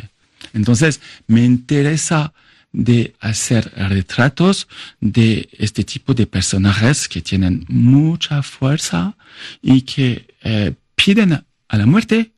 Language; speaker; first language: Spanish; non-native, fluent; French